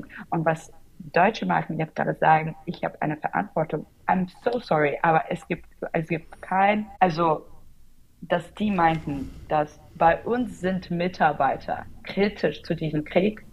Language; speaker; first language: German; non-native, fluent; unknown